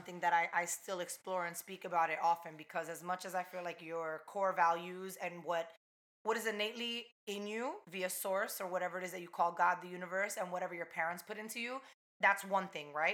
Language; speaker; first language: English; early bilingual, other home language; Spanish